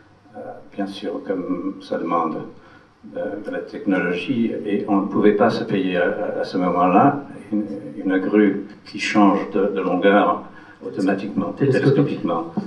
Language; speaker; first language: French; non-native, fluent; English